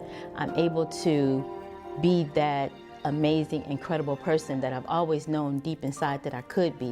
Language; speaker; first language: English; native; English